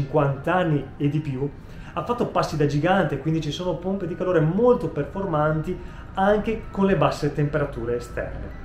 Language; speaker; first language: Italian; native; Italian